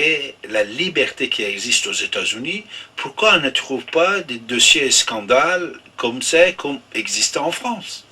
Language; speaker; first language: French; non-native, fluent; Persian